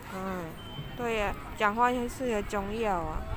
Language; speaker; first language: Chinese; non-native, learner; Javanese